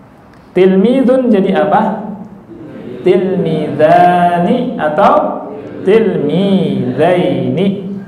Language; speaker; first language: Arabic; non-native, fluent; Indonesian